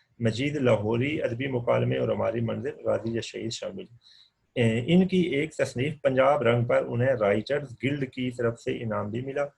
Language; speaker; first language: Urdu; non-native, local second language; Punjabi